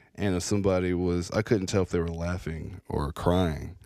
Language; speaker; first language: English; native; English